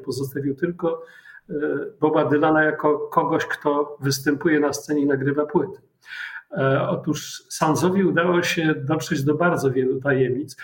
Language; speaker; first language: Polish; native; Polish